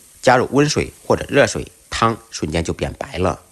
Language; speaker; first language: Chinese; native; Chinese